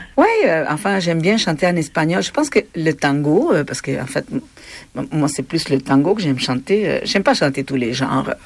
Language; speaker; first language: French; non-native, fluent; Spanish